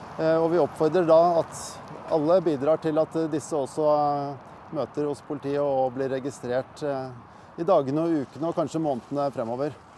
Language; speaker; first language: Norwegian; native; Norwegian